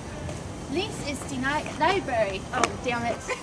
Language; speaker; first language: German; non-native, learner; English